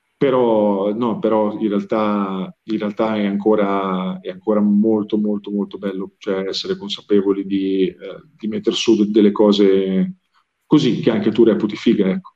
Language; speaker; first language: Italian; native; Italian